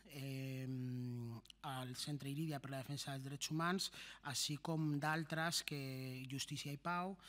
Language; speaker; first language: Catalan; non-native, local second language; Spanish